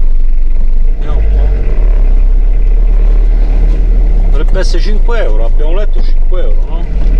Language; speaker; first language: Italian; native; Italian